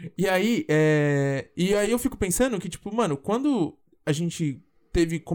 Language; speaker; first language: Portuguese; native; Portuguese